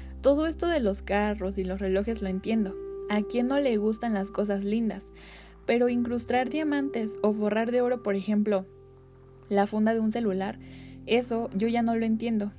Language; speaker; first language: Spanish; native; Spanish